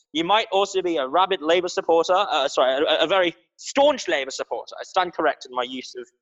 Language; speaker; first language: English; non-native, local second language; Cantonese